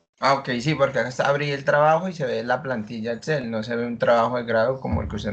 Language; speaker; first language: Spanish; native; Spanish